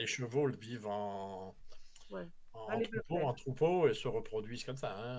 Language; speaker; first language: French; native; French